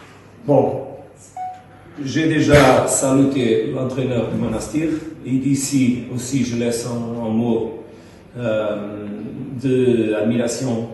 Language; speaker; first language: French; non-native, fluent; Portuguese